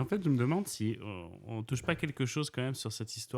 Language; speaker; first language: French; native; French